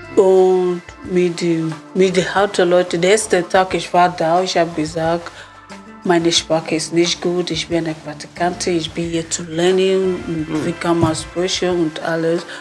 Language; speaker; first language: German; non-native, learner; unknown